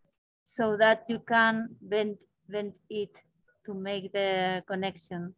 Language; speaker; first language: English; non-native, learner; Spanish